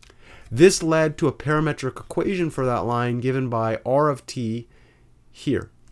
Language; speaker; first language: English; native; English